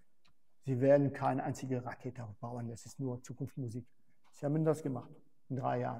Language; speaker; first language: German; non-native, fluent; French